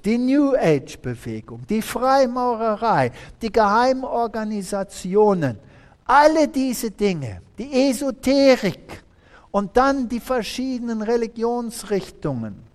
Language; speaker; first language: German; early bilingual, heritage; German